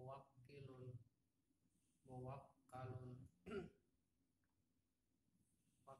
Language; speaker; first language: Arabic; non-native, learner; Indonesian